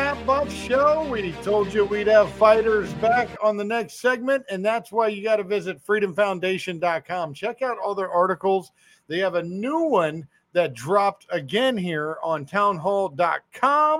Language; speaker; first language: English; native; English